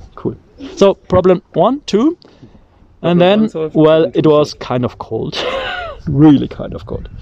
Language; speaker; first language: English; non-native, learner; German